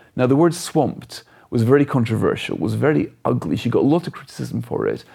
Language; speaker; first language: English; native; English